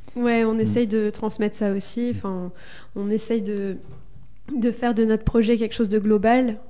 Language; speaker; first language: French; early bilingual, other home language; Spanish